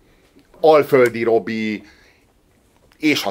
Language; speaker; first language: Hungarian; native; Hungarian